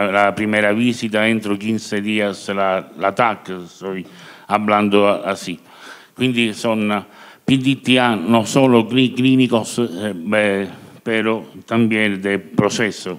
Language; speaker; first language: Spanish; non-native, learner; Italian